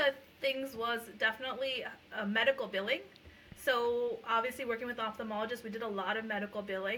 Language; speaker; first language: English; early bilingual, other home language; Punjabi